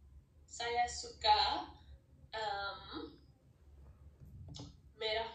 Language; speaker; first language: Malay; non-native, learner; English